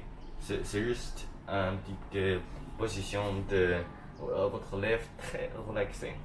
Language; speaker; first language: French; non-native, learner; Chinese